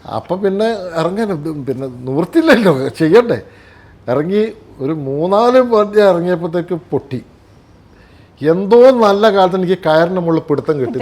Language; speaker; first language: Malayalam; native; Malayalam